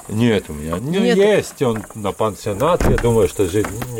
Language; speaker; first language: Russian; non-native, local second language; Latvian